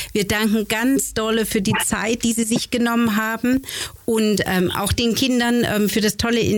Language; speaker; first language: German; native; German